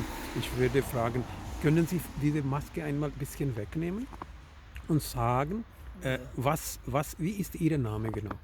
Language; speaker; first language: German; non-native, learner; Urdu